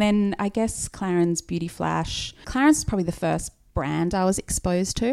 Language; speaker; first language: English; native; English